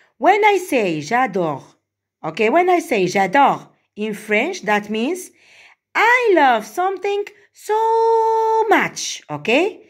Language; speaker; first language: English; non-native, fluent; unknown